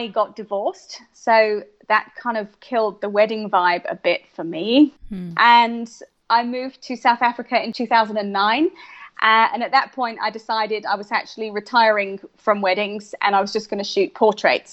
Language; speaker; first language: English; native; English